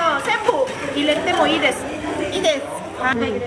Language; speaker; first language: Japanese; non-native, fluent; Thai